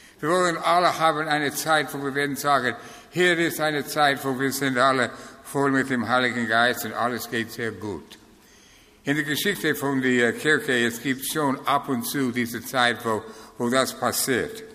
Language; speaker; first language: German; non-native, fluent; English